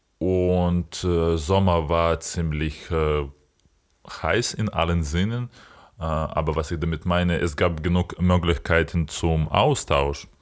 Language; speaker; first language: German; non-native, fluent; Ukrainian